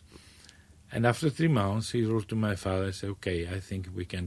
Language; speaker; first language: English; non-native, fluent; Italian